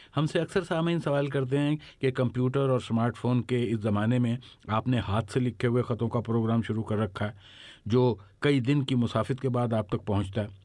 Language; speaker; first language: Urdu; native; Urdu